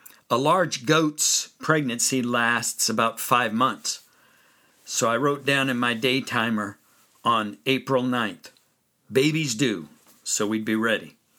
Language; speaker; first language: English; native; English